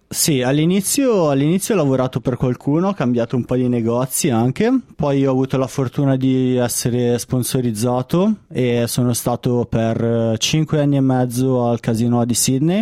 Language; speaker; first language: Italian; native; Italian